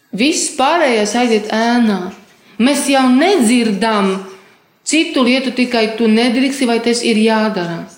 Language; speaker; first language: Latvian; non-native, fluent; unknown